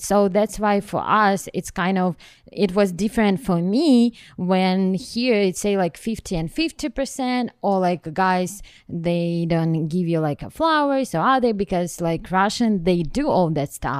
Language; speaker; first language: English; non-native, learner; Ukrainian